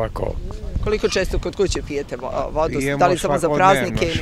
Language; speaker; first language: Serbian; native; Serbian